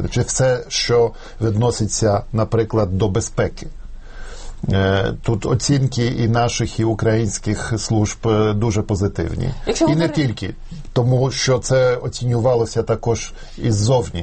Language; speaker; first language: Ukrainian; non-native, fluent; Polish